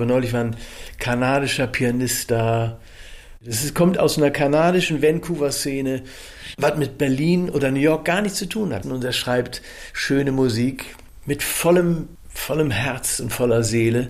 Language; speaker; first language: German; native; German